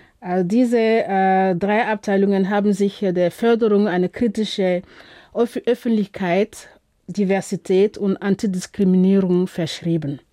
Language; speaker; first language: German; non-native, fluent; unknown